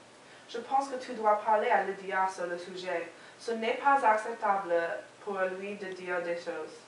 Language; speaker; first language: French; non-native, learner; English